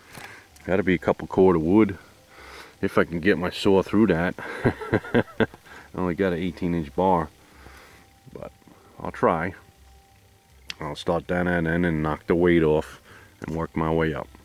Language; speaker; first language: English; native; English